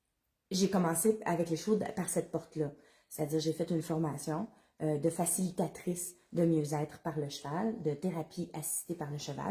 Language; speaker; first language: French; native; French